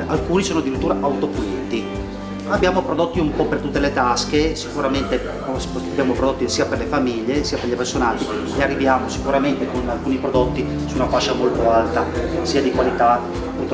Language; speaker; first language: Italian; native; Italian